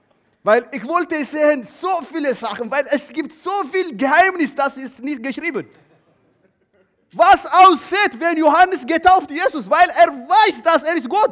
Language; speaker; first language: German; non-native, learner; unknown